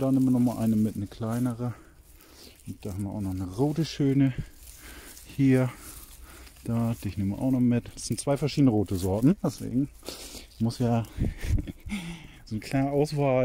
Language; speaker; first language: German; native; German